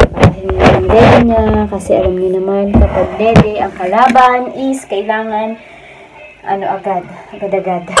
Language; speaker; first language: Filipino; native; Filipino